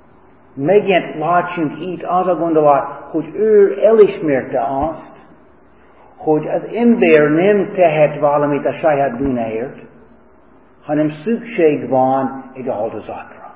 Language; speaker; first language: Hungarian; non-native, fluent; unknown